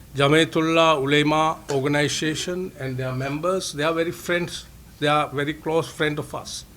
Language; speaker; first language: English; non-native, local second language; Sinhala